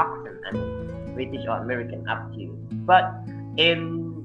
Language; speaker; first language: English; non-native, fluent; Indonesian